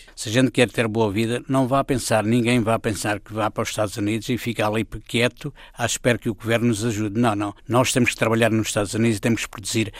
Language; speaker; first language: Portuguese; native; Portuguese